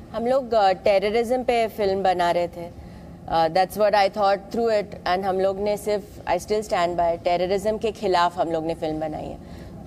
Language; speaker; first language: Hindi; non-native, local second language; Malayalam